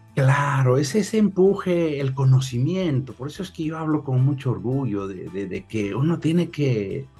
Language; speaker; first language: Spanish; native; Spanish